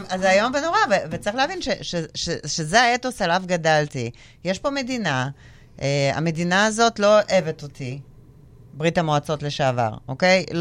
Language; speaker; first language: Hebrew; early bilingual, other home language; Russian